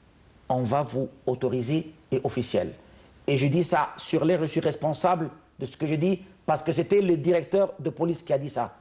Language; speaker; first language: French; non-native, fluent; Arabic